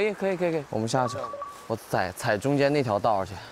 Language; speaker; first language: Chinese; native; Chinese